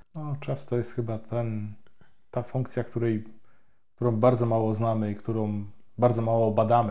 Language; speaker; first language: Polish; native; Polish